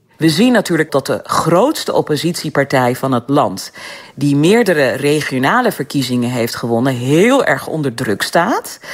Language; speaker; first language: Dutch; early bilingual, other home language; Turkish